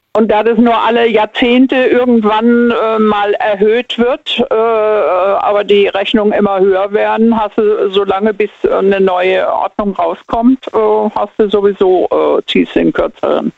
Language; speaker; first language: German; native; German